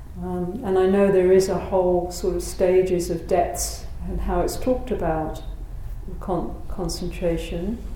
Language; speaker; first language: English; native; English